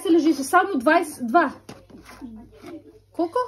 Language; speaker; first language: Bulgarian; non-native, local second language; Filipino